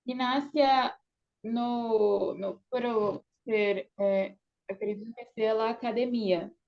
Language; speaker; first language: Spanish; non-native, learner; Portuguese